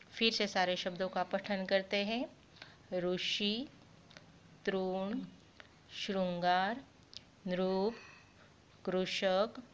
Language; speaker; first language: Hindi; non-native, local second language; Gujarati